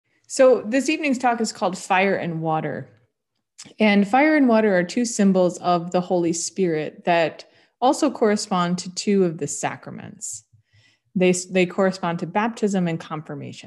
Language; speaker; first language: English; native; English